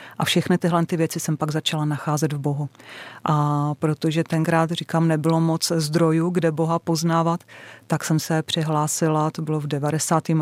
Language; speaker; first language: Czech; native; Czech